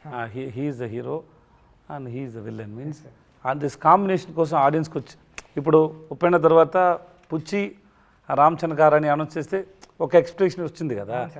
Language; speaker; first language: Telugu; non-native, learner; Tamil